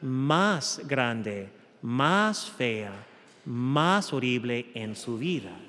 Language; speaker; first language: Spanish; early bilingual, heritage; English